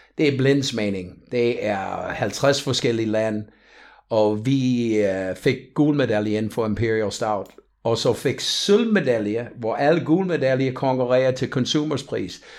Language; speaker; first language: Danish; non-native, fluent; English